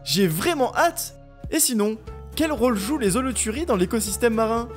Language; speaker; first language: French; native; French